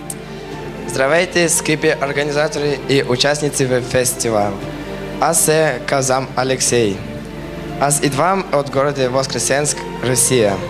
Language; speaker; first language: Bulgarian; non-native, learner; Russian